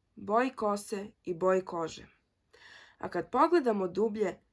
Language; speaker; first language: Serbian; early bilingual, heritage; Serbian